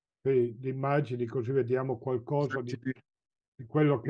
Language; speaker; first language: Italian; native; Italian